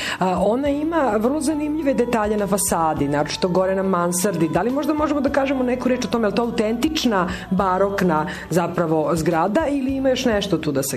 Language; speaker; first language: Serbian; native; Serbian